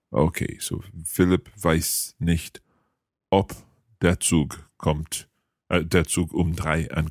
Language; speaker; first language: German; non-native, learner; English